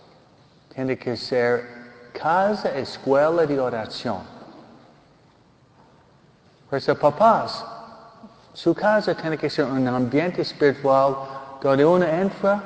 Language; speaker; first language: Spanish; non-native, fluent; English